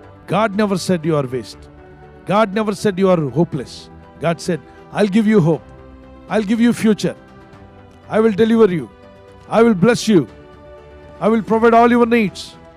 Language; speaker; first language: English; non-native, local second language; Telugu